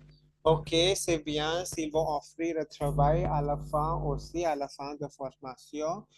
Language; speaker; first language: French; non-native, fluent; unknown